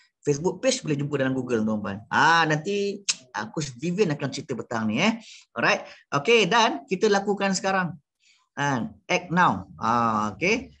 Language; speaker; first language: Malay; native; Malay